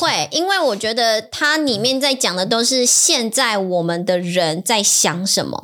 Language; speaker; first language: Chinese; native; Chinese